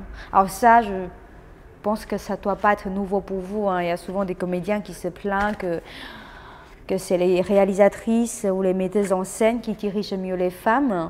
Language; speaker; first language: French; non-native, fluent; Chinese